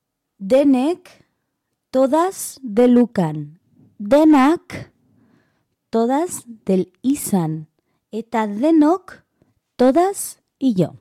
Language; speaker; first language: Basque; non-native, learner; Spanish